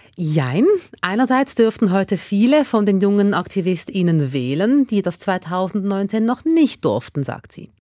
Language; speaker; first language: German; native; German